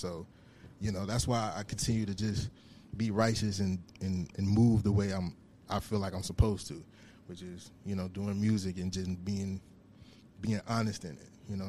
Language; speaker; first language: English; native; English